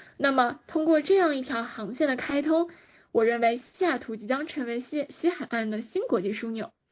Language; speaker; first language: Chinese; native; Chinese